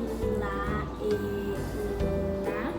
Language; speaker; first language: French; native; French